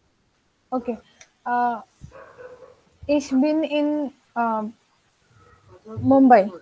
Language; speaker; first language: German; non-native, learner; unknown